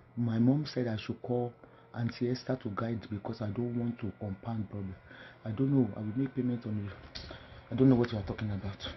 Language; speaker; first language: English; non-native, local second language; Yoruba